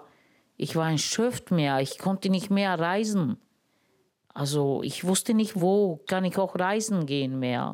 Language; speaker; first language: German; non-native, learner; Romany